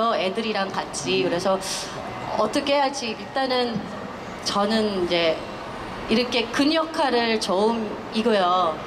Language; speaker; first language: Korean; non-native, fluent; Filipino